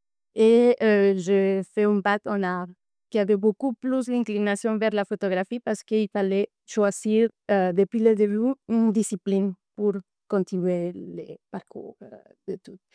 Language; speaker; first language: French; non-native, fluent; Spanish